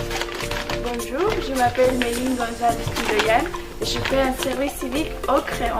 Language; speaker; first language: French; non-native, learner; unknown